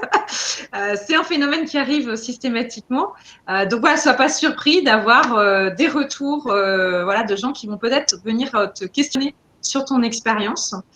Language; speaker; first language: French; native; French